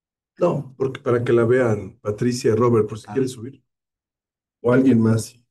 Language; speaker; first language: Spanish; native; Spanish